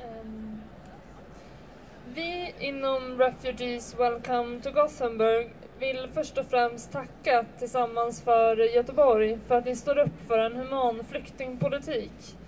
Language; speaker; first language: Swedish; early bilingual, other home language; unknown